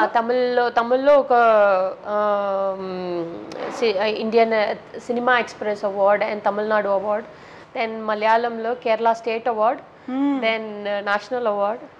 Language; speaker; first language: Telugu; non-native, local second language; Tamil